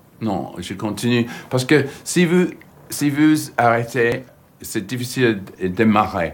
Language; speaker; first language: French; non-native, fluent; English